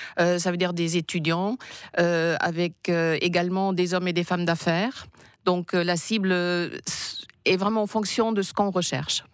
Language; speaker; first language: French; non-native, fluent; German